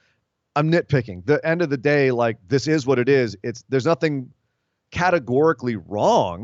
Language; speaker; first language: English; native; English